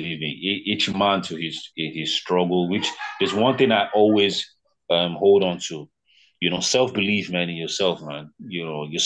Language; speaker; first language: English; non-native, local second language; Yoruba